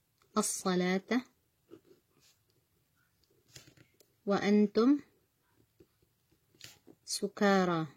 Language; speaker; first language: Arabic; non-native, fluent; Indonesian